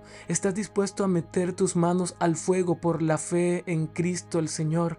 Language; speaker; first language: Spanish; native; Spanish